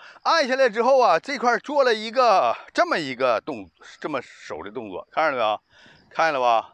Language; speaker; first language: Chinese; native; Chinese